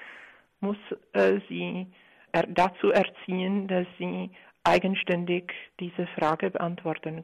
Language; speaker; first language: German; non-native, fluent; Czech